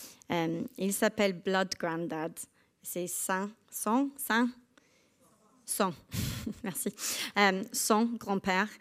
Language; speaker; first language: French; non-native, learner; English